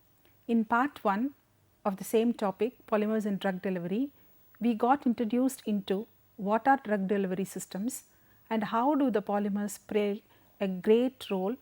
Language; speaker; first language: English; non-native, local second language; Tamil